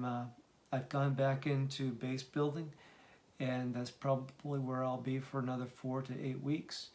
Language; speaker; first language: English; native; English